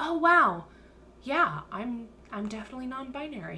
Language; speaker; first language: English; native; English